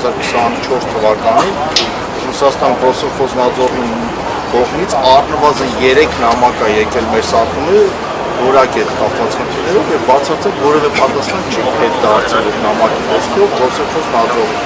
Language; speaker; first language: Armenian; native; Armenian